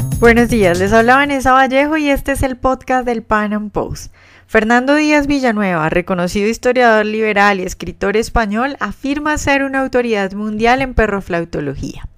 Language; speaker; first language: Spanish; native; Spanish